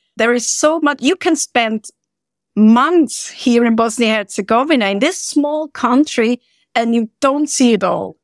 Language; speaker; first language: English; non-native, fluent; German